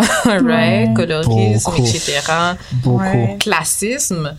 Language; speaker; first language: French; native; French